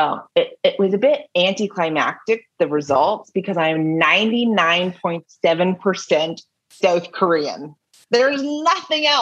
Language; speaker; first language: English; native; English